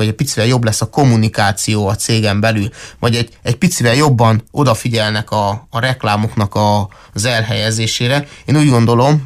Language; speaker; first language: Hungarian; native; Hungarian